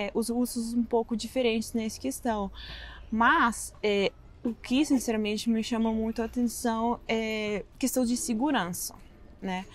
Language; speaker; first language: Portuguese; non-native, fluent; Russian